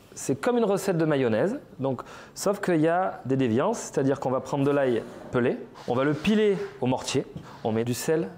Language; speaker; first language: French; native; French